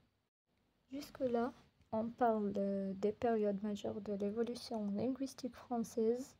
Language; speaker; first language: French; non-native, local second language; Arabic